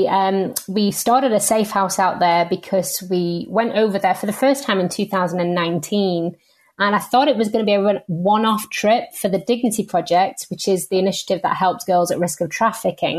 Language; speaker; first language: English; native; English